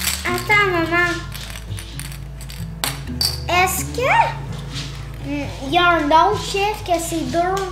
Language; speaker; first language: French; native; French